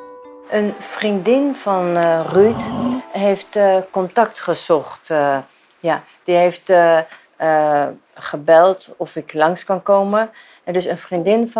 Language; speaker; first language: Dutch; non-native, fluent; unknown